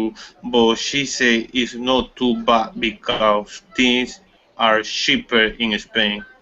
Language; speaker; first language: English; non-native, learner; Spanish